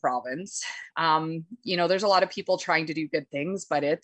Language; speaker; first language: English; native; English